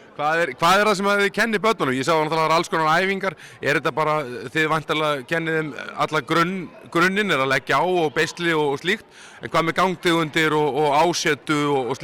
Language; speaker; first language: Icelandic; native; Icelandic